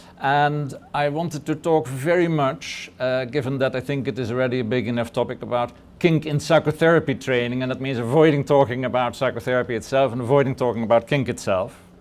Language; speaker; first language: English; non-native, fluent; Dutch